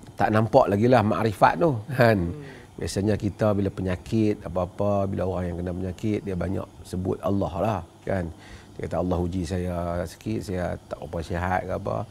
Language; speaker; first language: Malay; native; Malay